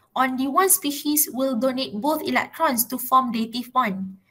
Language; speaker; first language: English; non-native, local second language; Malay